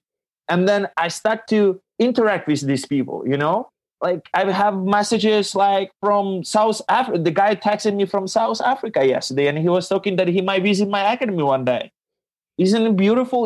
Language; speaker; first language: English; non-native, fluent; Ukrainian